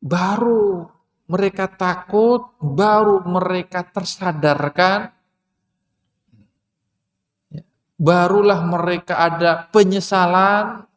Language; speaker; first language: Indonesian; non-native, local second language; Banjar